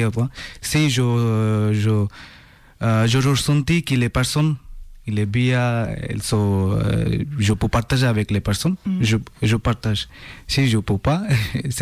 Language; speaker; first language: French; non-native, learner; Bangla